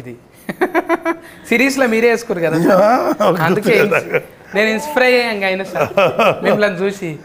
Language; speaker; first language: Telugu; native; Telugu